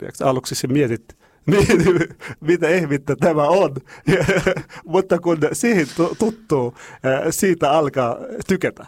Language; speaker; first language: Finnish; non-native, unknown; Arabic